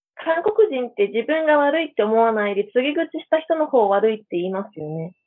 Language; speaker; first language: Japanese; native; Japanese